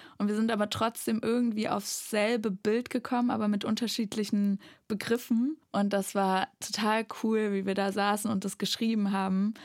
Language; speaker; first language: German; native; German